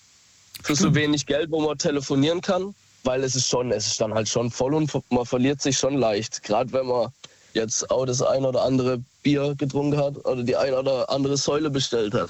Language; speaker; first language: German; native; German